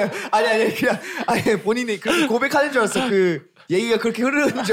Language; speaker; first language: Korean; native; Korean